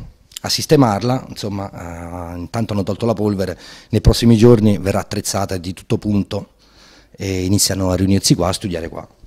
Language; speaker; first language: Italian; native; Italian